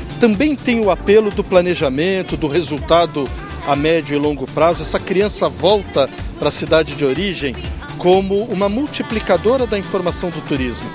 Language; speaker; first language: Portuguese; native; Portuguese